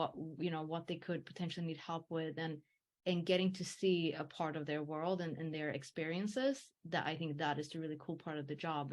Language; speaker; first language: English; early bilingual, heritage; English